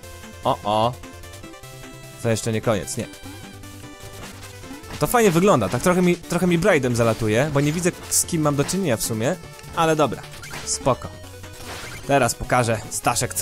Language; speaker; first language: Polish; native; Polish